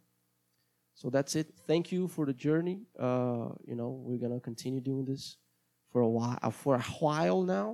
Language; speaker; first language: English; non-native, fluent; Portuguese